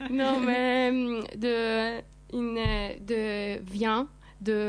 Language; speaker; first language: French; non-native, learner; Greek